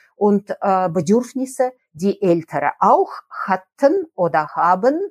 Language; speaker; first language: German; non-native, fluent; Russian